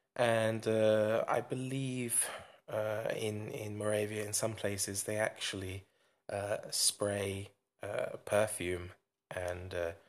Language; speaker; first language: English; native; English